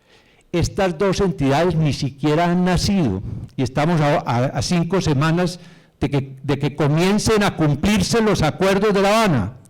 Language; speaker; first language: Spanish; native; Spanish